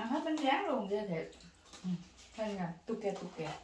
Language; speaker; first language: Korean; non-native, learner; Vietnamese